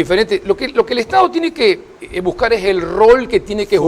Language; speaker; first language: Spanish; native; Spanish